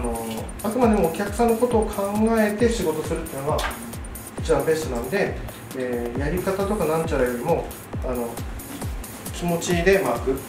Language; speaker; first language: Japanese; native; Japanese